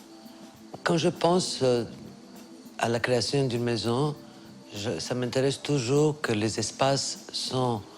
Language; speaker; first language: French; non-native, fluent; Greek